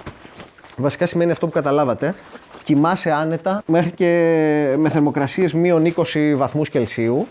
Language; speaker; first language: Greek; native; Greek